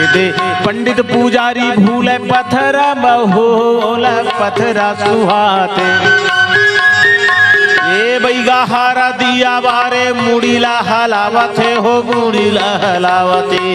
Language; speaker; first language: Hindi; non-native, local second language; Chhattisgarhi